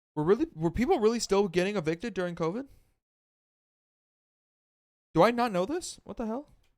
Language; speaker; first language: English; native; English